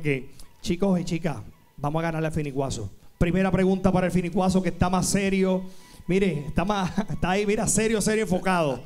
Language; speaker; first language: Spanish; native; Spanish